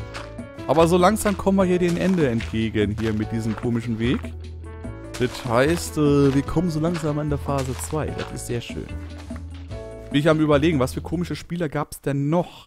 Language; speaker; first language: German; native; German